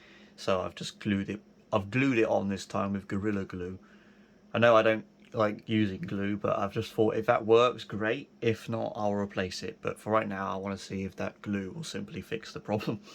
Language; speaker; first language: English; native; English